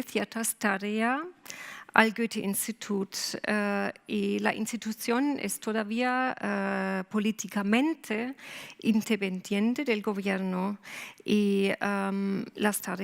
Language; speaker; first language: Spanish; non-native, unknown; German